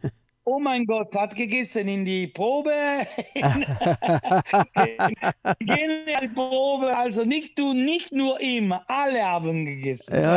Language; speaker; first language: German; non-native, local second language; Italian